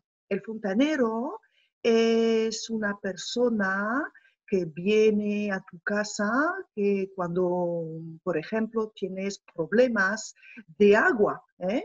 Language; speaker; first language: Spanish; non-native, fluent; French